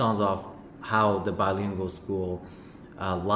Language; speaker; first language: English; non-native, fluent; Chinese